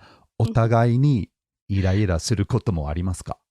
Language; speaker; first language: Japanese; non-native, fluent; English